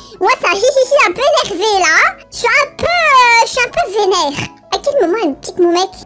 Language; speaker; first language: French; early bilingual, other home language; Polish